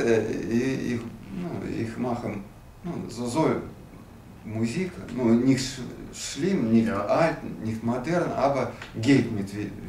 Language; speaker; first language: German; non-native, learner; Russian